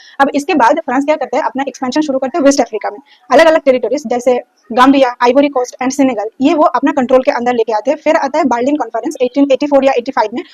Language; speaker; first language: Hindi; non-native, local second language; Bangla